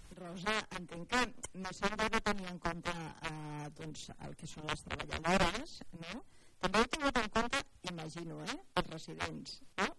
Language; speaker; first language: Catalan; native; Catalan